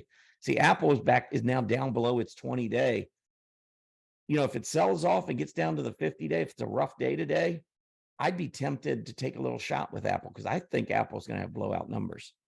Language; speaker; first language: English; native; English